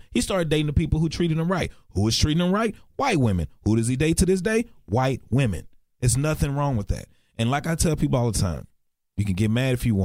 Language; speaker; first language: English; native; English